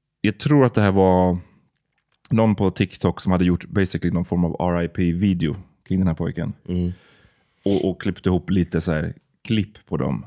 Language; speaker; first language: Swedish; native; Swedish